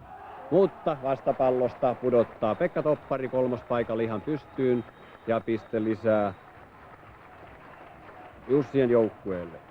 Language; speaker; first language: Finnish; native; Finnish